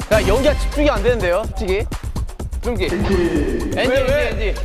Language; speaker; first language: Korean; native; Korean